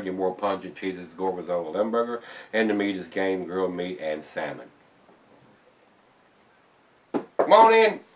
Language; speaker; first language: English; native; English